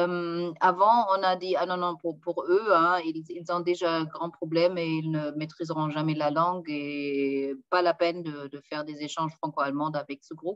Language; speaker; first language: French; non-native, fluent; German